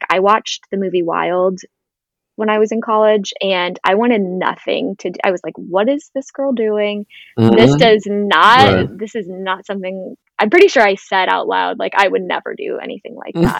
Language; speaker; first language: English; native; English